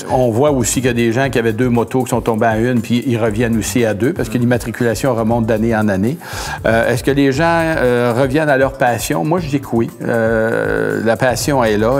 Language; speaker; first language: French; native; French